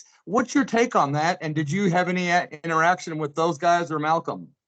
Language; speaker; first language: English; native; English